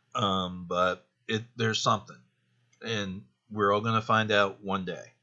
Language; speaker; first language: English; native; English